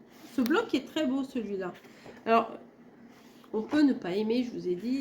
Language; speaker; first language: French; native; French